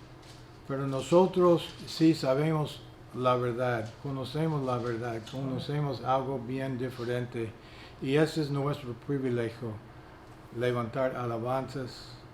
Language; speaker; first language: Spanish; non-native, fluent; English